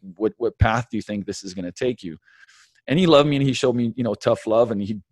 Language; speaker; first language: English; early bilingual, other home language; Slovenian